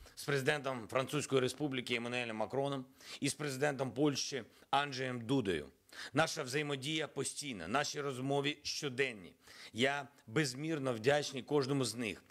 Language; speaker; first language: Ukrainian; non-native, local second language; Russian